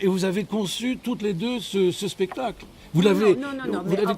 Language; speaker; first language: French; native; French